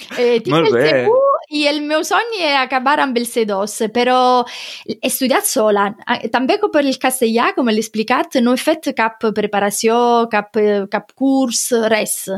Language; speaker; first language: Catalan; non-native, fluent; Italian